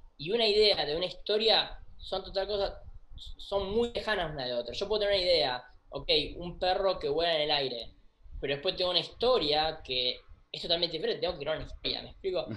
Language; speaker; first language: Spanish; native; Spanish